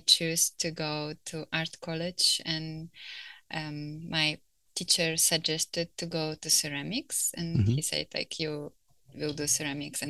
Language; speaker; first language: English; non-native, fluent; Ukrainian